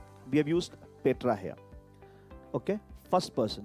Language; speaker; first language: English; non-native, local second language; Hindi